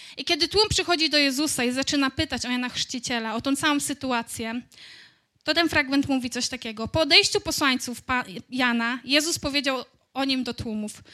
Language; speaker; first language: Polish; native; Polish